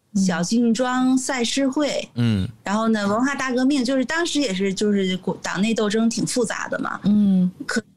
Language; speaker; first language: Chinese; native; Chinese